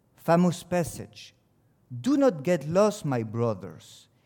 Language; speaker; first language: English; non-native, fluent; French